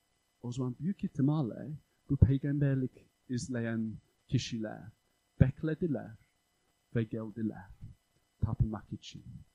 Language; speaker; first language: Turkish; non-native, fluent; English